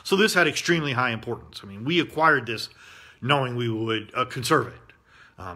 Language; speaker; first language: English; native; English